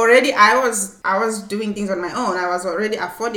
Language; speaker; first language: English; non-native, local second language; Swati